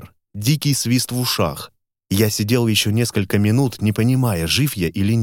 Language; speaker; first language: Russian; native; Russian